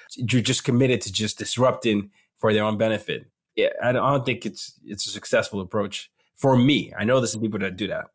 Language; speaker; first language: English; non-native, local second language; Yoruba